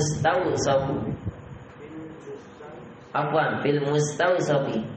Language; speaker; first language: Arabic; non-native, fluent; Indonesian